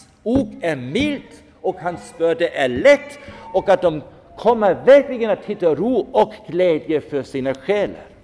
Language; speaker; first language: Swedish; non-native, fluent; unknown